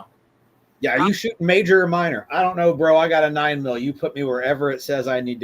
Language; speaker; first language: English; native; English